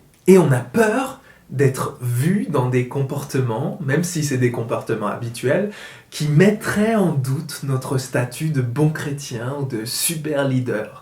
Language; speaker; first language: French; native; French